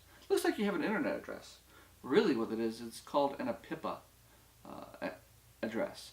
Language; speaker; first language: English; native; English